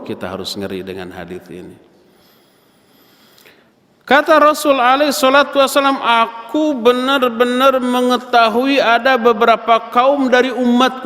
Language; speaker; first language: Indonesian; native; Indonesian